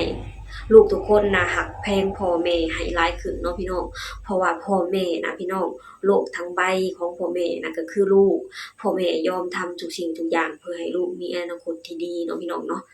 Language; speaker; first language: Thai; non-native, local second language; Lao